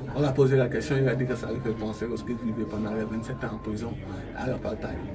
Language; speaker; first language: French; non-native, local second language; Wolof